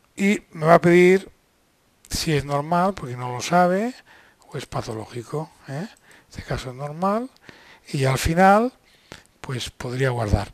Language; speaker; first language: Spanish; non-native, local second language; Catalan